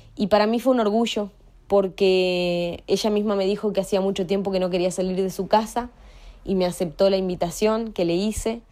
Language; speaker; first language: Spanish; native; Spanish